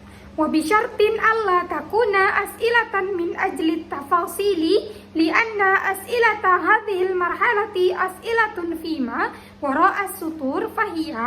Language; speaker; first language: Arabic; non-native, learner; Indonesian